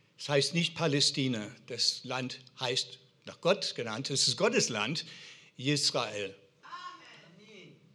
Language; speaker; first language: German; non-native, fluent; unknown